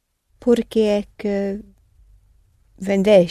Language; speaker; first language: Portuguese; non-native, learner; English